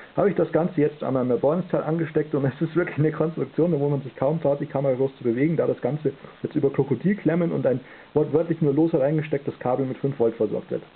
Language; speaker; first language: German; native; German